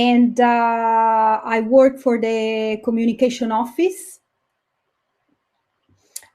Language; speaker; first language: English; non-native, fluent; Italian